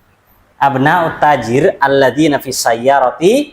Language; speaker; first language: Arabic; non-native, fluent; Indonesian